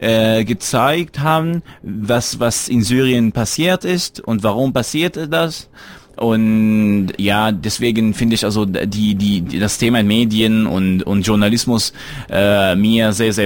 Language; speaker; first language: German; non-native, fluent; Arabic